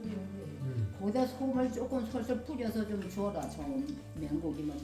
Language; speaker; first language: Korean; native; Korean